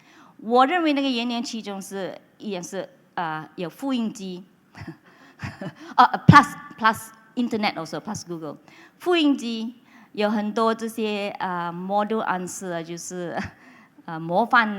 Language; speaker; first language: Chinese; non-native, local second language; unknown